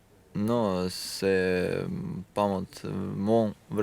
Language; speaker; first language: French; non-native, learner; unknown